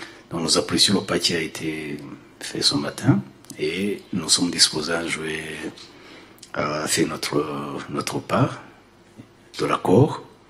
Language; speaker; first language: French; non-native, local second language; Kinyarwanda